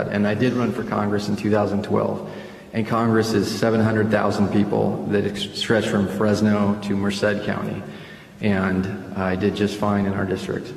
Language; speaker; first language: English; early bilingual, other home language; Spanish